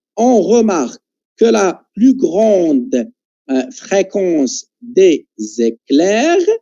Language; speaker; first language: French; non-native, local second language; Arabic